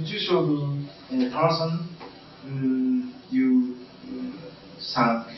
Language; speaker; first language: English; non-native, learner; Japanese